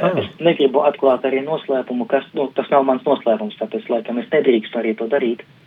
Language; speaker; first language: Latvian; non-native, local second language; Russian